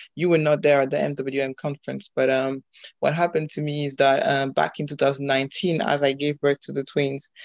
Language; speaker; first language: English; non-native, fluent; French